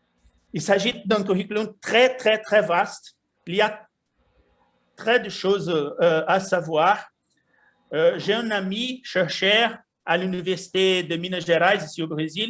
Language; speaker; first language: French; non-native, fluent; Portuguese